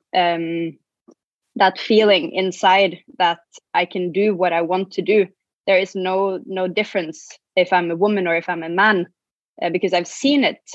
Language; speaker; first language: English; non-native, fluent; Norwegian